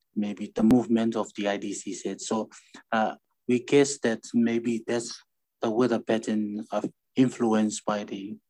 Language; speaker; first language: English; non-native, fluent; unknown